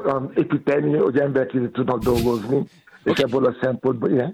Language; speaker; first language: Hungarian; non-native, learner; Yoruba